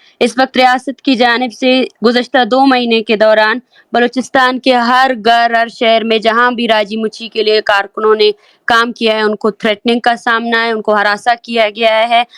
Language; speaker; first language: Urdu; non-native, local second language; Baluchi